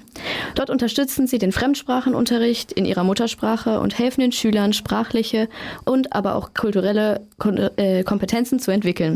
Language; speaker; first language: German; native; German